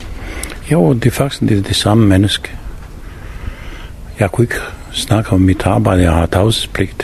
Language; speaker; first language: Danish; non-native, fluent; Bosnian